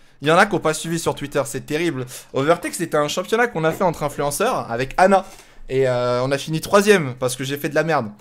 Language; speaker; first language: French; native; French